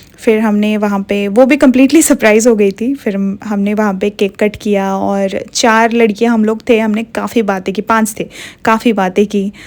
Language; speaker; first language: Hindi; non-native, local second language; Odia